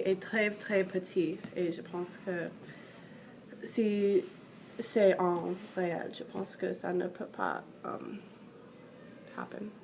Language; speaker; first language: French; non-native, learner; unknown